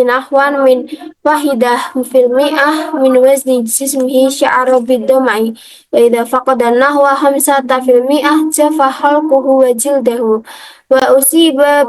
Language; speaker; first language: Arabic; non-native, learner; Indonesian